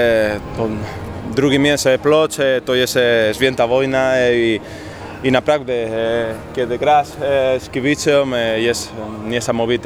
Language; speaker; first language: Polish; non-native, learner; Spanish